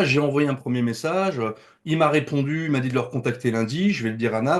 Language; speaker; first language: French; native; French